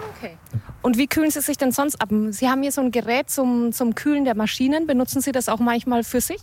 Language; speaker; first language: German; native; German